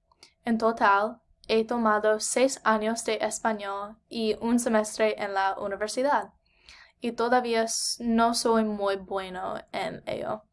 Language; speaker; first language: Spanish; non-native, learner; English